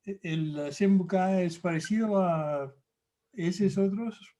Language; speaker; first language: Spanish; non-native, fluent; English